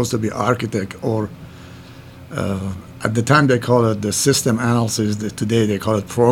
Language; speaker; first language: English; non-native, fluent; Persian